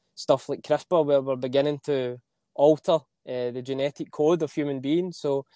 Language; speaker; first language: English; native; English